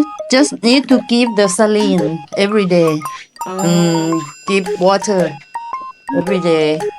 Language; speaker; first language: English; non-native, local second language; Thai